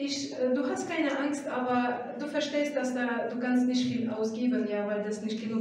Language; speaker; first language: German; non-native, fluent; Russian